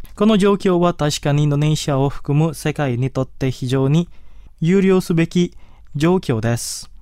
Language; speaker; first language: Japanese; non-native, fluent; Indonesian